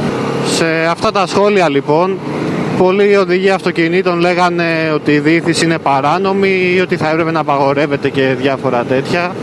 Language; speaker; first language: Greek; native; Greek